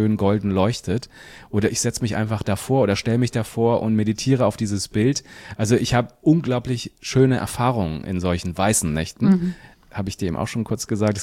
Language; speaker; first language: German; native; German